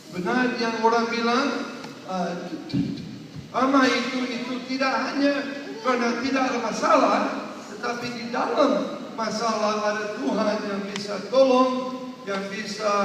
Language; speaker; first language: Indonesian; non-native, learner; English